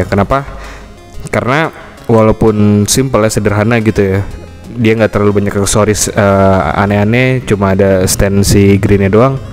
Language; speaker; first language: Indonesian; native; Indonesian